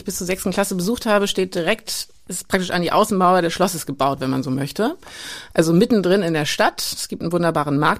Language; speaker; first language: German; native; German